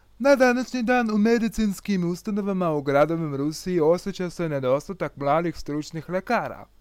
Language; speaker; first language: Croatian; non-native, learner; Russian